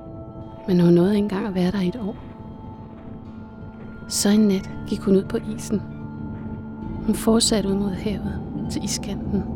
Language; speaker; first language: Danish; native; Danish